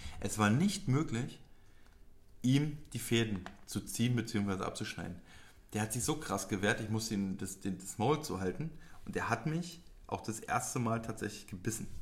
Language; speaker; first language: German; early bilingual, other home language; Polish